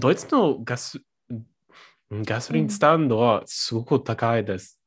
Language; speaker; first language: Japanese; non-native, learner; German